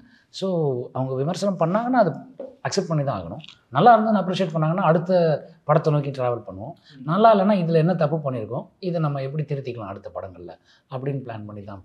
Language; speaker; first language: Tamil; native; Tamil